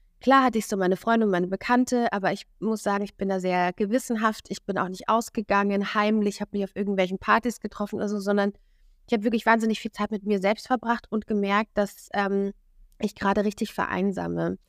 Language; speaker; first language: German; native; German